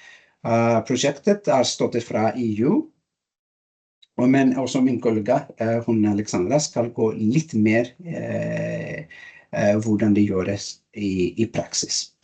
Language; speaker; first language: Norwegian; non-native, learner; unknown